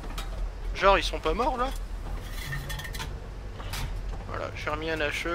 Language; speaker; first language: French; native; French